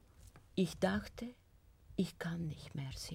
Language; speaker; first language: German; non-native, fluent; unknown